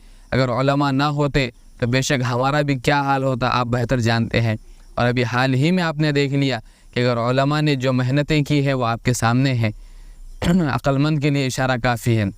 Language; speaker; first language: Urdu; native; Urdu